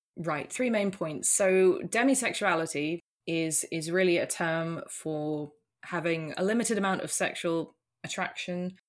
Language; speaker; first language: English; native; English